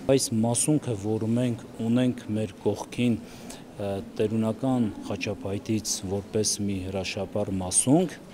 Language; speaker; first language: Armenian; native; Armenian